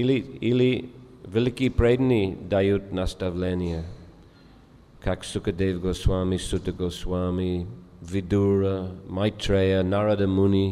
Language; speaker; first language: Russian; non-native, fluent; English